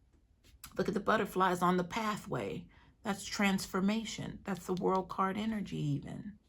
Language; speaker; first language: English; native; English